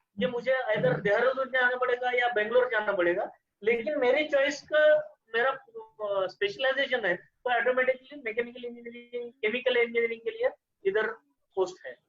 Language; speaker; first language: Hindi; non-native, local second language; Marathi